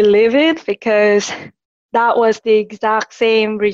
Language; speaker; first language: English; non-native, fluent; Korean